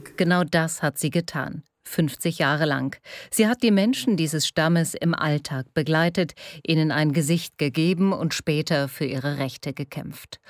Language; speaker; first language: German; native; German